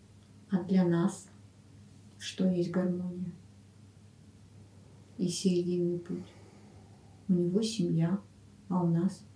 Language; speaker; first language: Russian; native; Russian